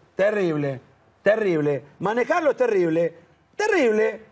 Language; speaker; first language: Spanish; native; Spanish